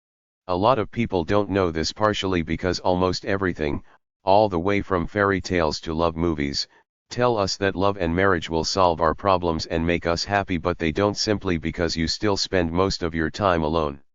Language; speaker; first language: English; native; English